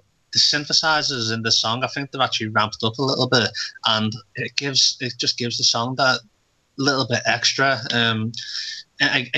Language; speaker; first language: English; native; English